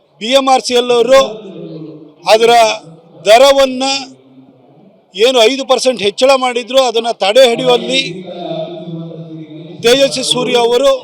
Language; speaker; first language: Kannada; native; Kannada